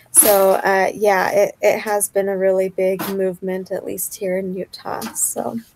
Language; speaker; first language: English; native; English